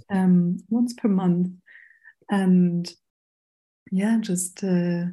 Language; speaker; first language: English; non-native, fluent; German